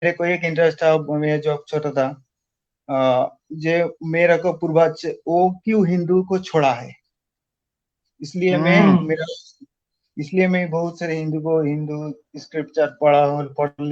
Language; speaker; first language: Hindi; non-native, local second language; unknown